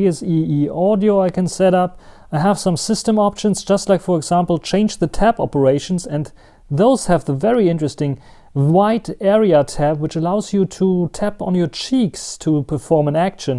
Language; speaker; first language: English; non-native, fluent; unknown